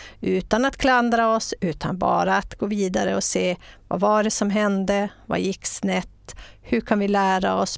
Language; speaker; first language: Swedish; native; Swedish